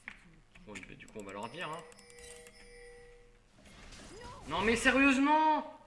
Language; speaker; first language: French; native; French